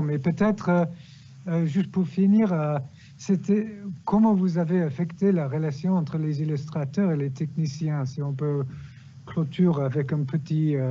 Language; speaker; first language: French; non-native, fluent; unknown